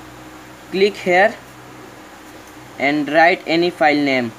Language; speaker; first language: English; non-native, learner; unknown